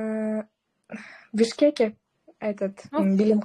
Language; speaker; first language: Russian; non-native, local second language; Kyrgyz